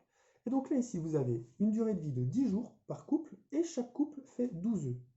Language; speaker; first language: French; native; French